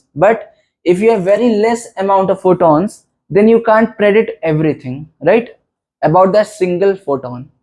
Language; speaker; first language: English; non-native, local second language; Hindi